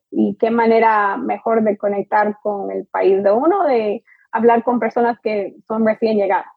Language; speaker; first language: Spanish; early bilingual, heritage; Spanish